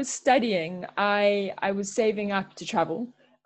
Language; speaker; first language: English; native; English